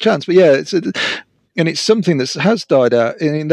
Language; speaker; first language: English; native; English